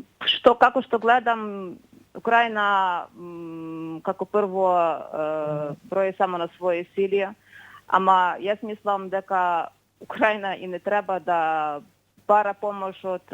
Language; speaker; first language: Macedonian; non-native, fluent; Ukrainian